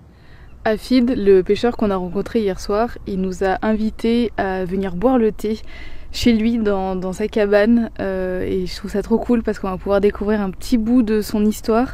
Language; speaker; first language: French; native; French